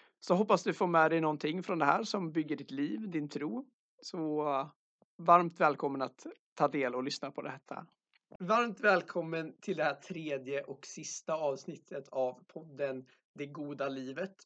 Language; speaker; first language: Swedish; native; Swedish